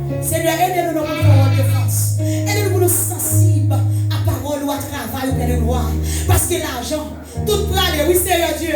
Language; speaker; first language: French; non-native, local second language; Haitian Creole